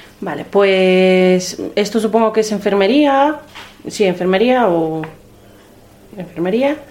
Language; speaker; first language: Spanish; early bilingual, other home language; Romanian